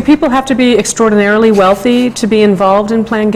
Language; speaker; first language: English; native; English